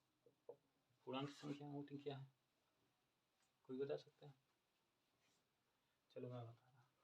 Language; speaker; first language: Hindi; native; Hindi